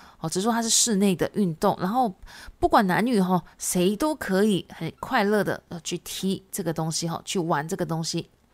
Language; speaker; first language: Chinese; non-native, fluent; Japanese